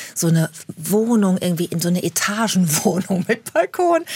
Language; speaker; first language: German; native; German